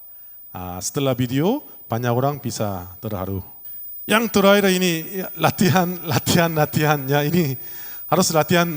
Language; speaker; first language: Indonesian; non-native, learner; Korean